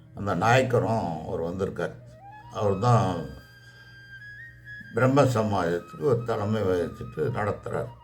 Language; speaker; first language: Tamil; native; Tamil